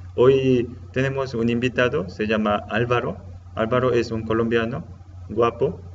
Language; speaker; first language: Spanish; non-native, learner; Korean